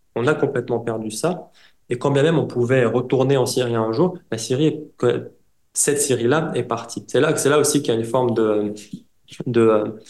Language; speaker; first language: French; native; French